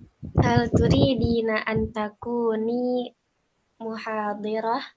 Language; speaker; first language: Arabic; non-native, learner; Indonesian